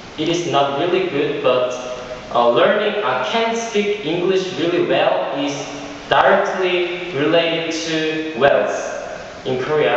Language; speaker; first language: English; non-native, fluent; Korean